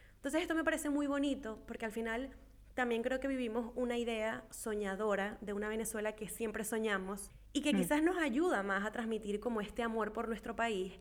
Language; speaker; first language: Spanish; native; Spanish